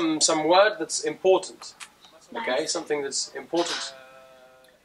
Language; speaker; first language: English; non-native, fluent; French